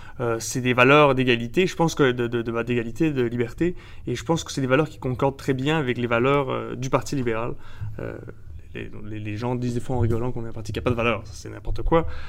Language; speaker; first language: French; early bilingual, other home language; Spanish